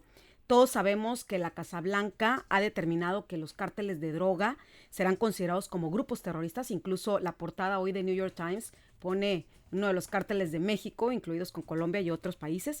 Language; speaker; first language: Spanish; native; Spanish